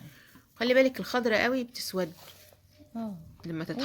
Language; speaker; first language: Arabic; native; Arabic